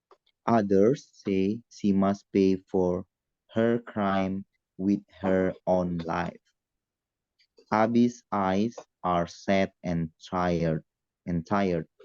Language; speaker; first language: English; non-native, learner; Indonesian